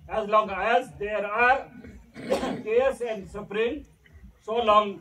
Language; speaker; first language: English; non-native, local second language; Marathi